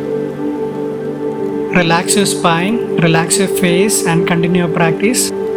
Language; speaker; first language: English; non-native, local second language; Malayalam